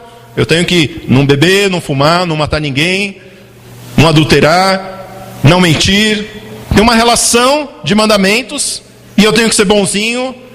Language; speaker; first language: Portuguese; native; Portuguese